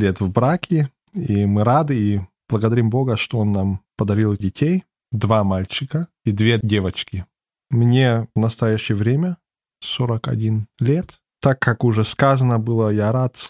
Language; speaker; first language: Russian; non-native, fluent; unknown